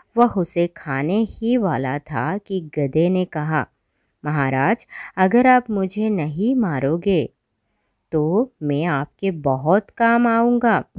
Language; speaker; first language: Hindi; non-native, local second language; Malayalam